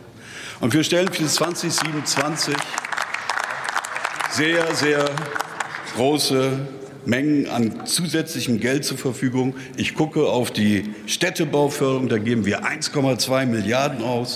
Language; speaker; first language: German; native; German